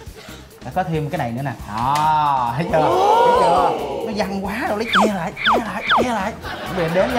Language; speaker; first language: Vietnamese; native; Vietnamese